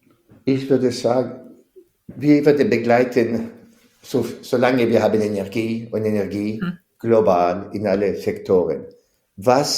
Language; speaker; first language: German; non-native, fluent; French